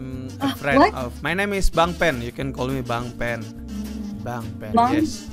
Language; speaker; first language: English; non-native, learner; Indonesian